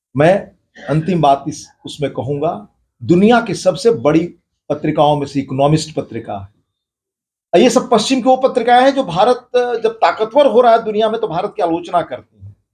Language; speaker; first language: Hindi; native; Hindi